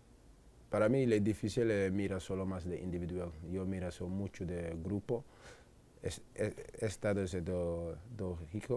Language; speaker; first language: Spanish; non-native, learner; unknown